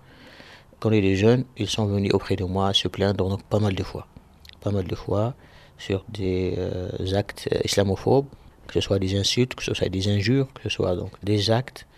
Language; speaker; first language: French; non-native, local second language; Arabic